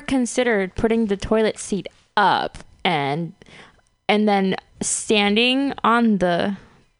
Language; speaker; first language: English; non-native, fluent; Spanish